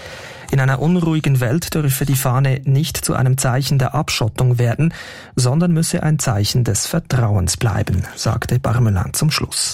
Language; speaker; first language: German; native; German